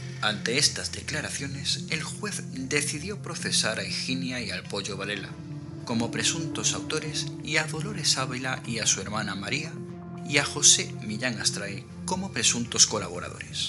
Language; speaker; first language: Spanish; native; Spanish